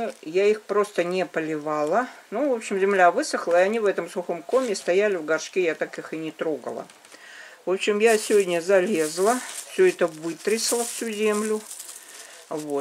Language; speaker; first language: Russian; native; Russian